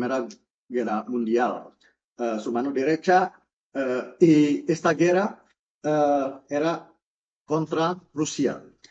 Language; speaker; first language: Spanish; non-native, fluent; Indonesian